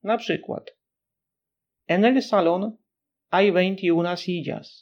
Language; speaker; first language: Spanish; non-native, fluent; Polish